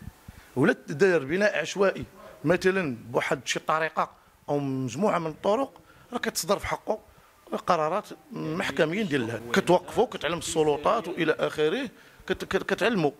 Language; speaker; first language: Arabic; native; Arabic